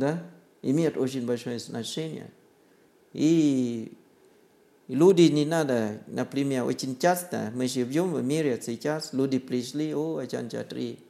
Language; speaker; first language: Russian; non-native, learner; Thai